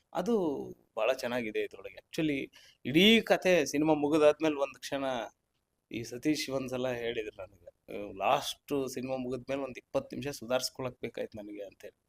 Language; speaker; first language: Kannada; native; Kannada